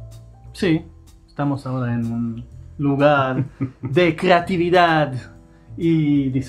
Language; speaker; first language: Spanish; non-native, fluent; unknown